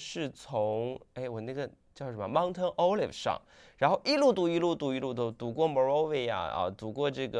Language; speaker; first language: Chinese; native; Chinese